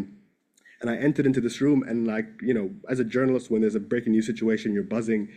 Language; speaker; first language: English; native; English